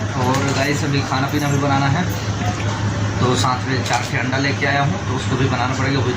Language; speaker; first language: Hindi; non-native, local second language; Chhattisgarhi